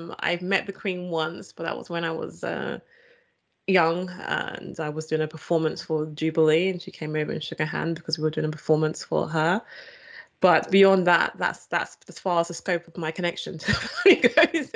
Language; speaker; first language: English; native; English